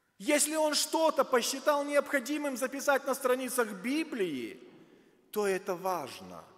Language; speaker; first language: Russian; native; Russian